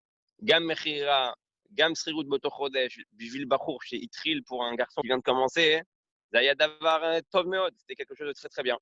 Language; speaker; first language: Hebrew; non-native, fluent; French